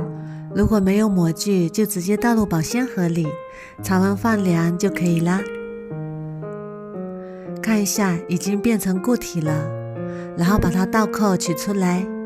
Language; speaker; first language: Chinese; native; Chinese